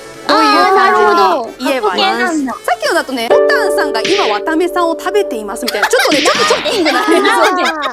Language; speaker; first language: Japanese; native; Japanese